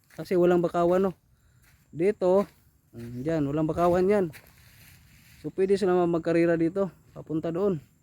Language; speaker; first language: Filipino; non-native, local second language; Cebuano